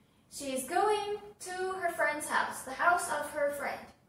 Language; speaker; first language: English; native; English